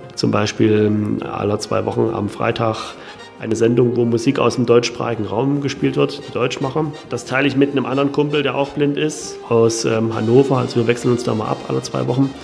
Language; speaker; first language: German; native; German